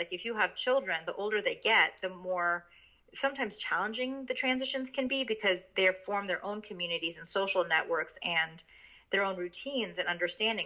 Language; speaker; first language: English; early bilingual, other home language; Japanese